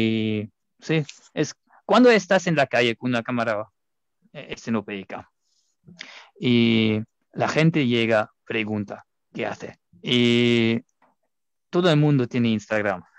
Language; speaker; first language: Spanish; non-native, fluent; German